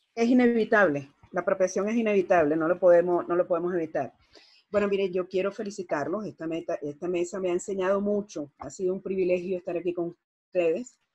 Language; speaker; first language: Spanish; native; Spanish